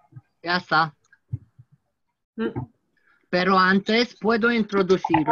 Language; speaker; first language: Spanish; non-native, learner; French